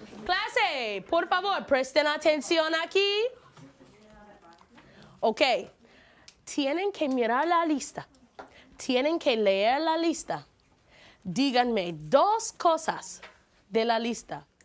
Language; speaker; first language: Spanish; non-native, fluent; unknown